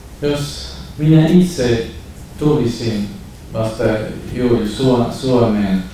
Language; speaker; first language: Finnish; non-native, fluent; Kurdish